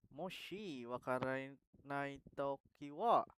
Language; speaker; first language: Japanese; non-native, learner; Indonesian